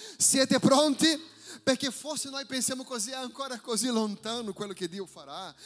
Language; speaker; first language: Italian; non-native, fluent; Portuguese